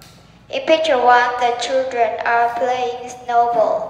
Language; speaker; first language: English; non-native, learner; Vietnamese